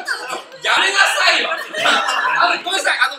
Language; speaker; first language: Japanese; native; Japanese